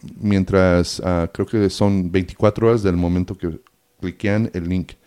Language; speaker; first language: Spanish; early bilingual, heritage; Spanish